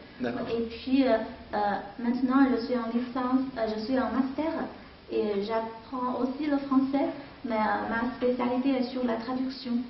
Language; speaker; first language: French; non-native, fluent; Chinese